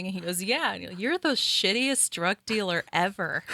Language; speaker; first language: English; native; English